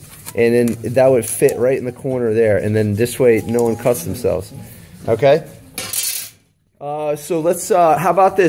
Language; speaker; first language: English; native; English